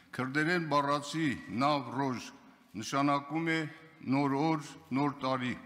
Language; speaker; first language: Armenian; non-native, local second language; Kurdish